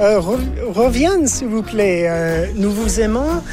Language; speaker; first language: French; non-native, learner; English